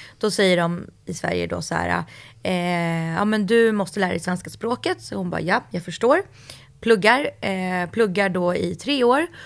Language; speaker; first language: Swedish; early bilingual, other home language; Russian